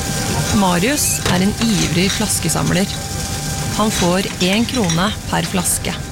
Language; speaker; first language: Norwegian; native; Norwegian